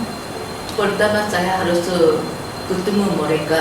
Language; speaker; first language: Indonesian; non-native, learner; Korean